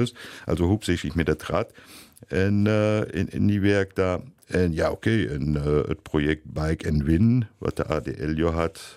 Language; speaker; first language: German; native; German